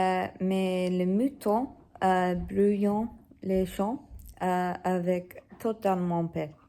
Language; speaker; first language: French; non-native, learner; English